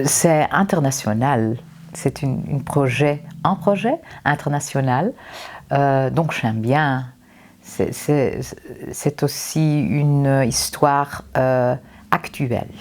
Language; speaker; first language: French; non-native, local second language; Dutch